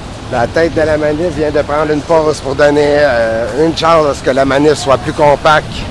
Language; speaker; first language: French; native; French